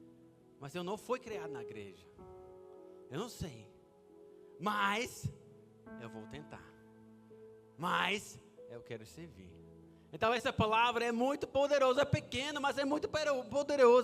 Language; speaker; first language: Portuguese; non-native, fluent; English